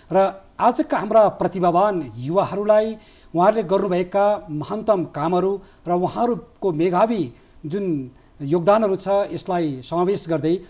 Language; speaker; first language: Nepali; native; Nepali